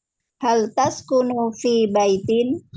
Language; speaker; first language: Arabic; non-native, learner; Indonesian